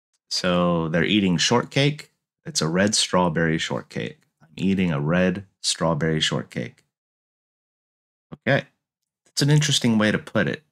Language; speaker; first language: English; native; English